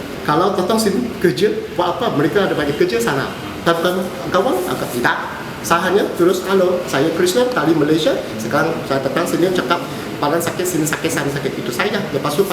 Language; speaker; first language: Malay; non-native, local second language; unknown